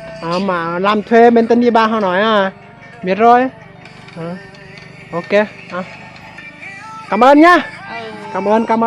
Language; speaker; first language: Vietnamese; non-native, learner; Thai